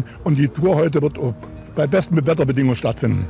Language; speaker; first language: German; native; German